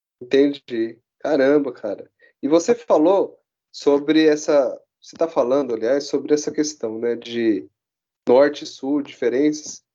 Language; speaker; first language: Portuguese; native; Portuguese